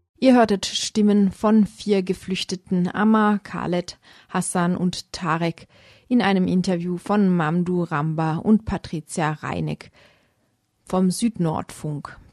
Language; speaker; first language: German; native; German